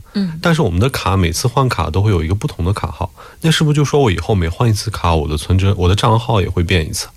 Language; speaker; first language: Chinese; native; Chinese